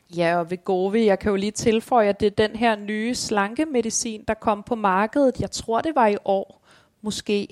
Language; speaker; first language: Danish; native; Danish